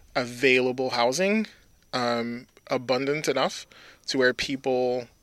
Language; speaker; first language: English; early bilingual, other home language; French